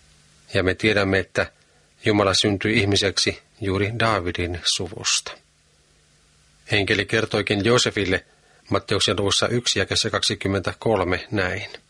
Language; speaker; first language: Finnish; native; Finnish